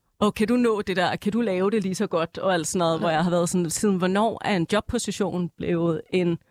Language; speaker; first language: Danish; native; Danish